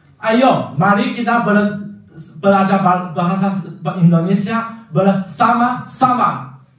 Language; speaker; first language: Indonesian; non-native, fluent; Chinese